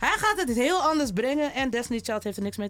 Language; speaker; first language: Dutch; native; Dutch